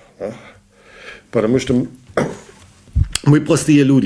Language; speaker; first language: Russian; non-native, learner; German